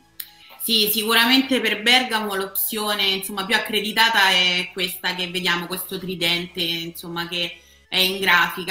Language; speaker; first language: Italian; native; Italian